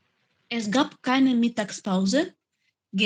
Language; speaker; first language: German; non-native, learner; Macedonian